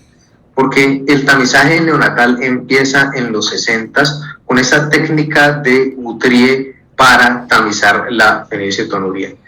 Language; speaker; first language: Spanish; native; Spanish